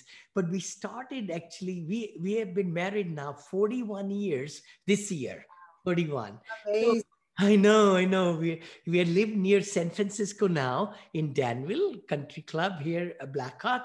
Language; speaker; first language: English; non-native, local second language; Hindi